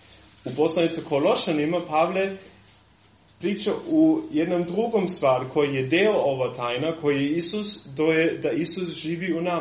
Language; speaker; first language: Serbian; non-native, fluent; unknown